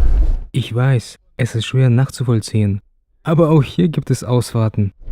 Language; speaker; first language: German; native; German